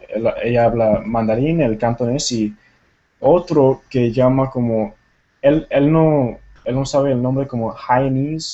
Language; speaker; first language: Spanish; non-native, fluent; Tamil